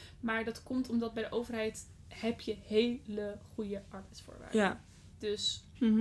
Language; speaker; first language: Dutch; native; Dutch